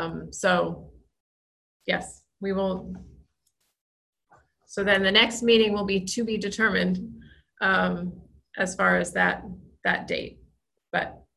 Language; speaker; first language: English; native; English